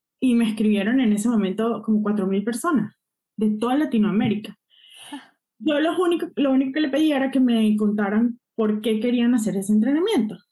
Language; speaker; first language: Spanish; native; Spanish